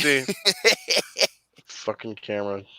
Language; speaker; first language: English; native; English